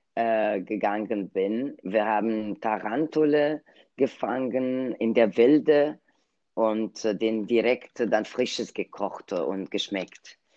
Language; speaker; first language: German; non-native, learner; Italian